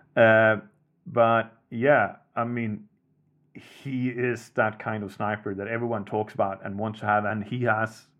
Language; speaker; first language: English; non-native, fluent; Swedish